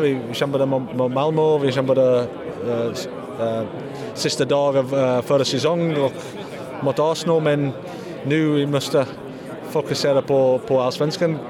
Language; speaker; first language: Swedish; non-native, learner; English